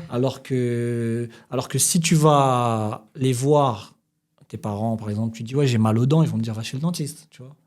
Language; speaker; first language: French; early bilingual, other home language; Portuguese